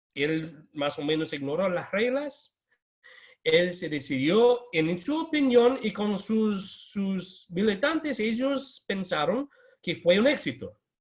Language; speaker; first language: Spanish; non-native, fluent; English